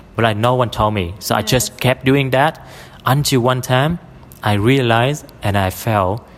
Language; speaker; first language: English; non-native, fluent; Vietnamese